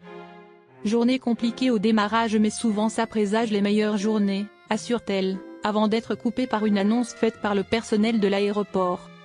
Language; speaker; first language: French; native; French